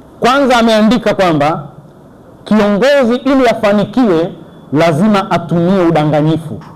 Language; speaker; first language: Swahili; native; Swahili